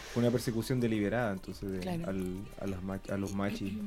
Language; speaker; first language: Spanish; non-native, local second language; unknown